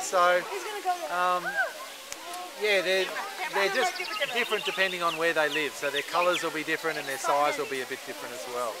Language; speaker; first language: English; native; English